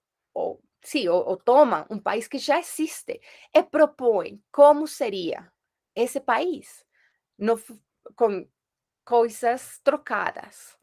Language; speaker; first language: Portuguese; non-native, fluent; Spanish